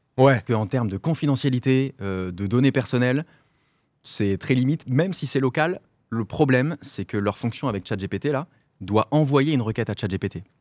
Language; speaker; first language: French; native; French